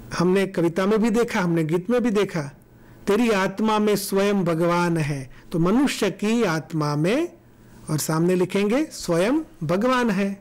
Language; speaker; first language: Hindi; non-native, local second language; Gujarati